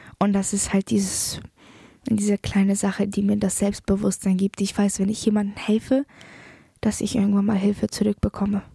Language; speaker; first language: German; early bilingual, other home language; Polish